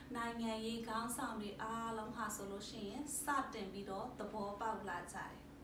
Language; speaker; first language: Burmese; non-native, local second language; Western Kayah